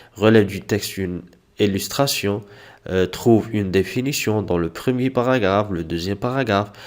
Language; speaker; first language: French; non-native, local second language; Arabic